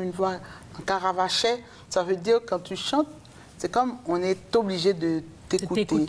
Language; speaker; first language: French; native; French